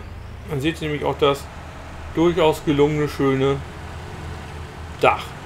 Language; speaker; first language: German; native; German